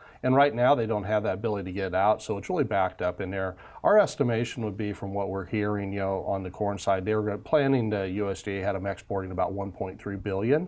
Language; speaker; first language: English; native; English